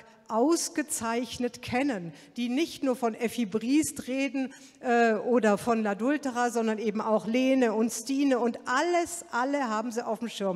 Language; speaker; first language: German; native; German